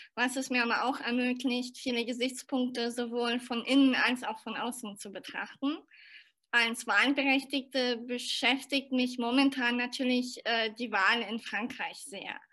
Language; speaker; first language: German; early bilingual, other home language; French